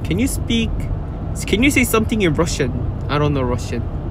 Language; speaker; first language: English; non-native, learner; Japanese